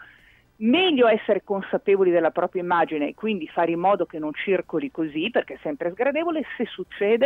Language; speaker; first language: Italian; native; Italian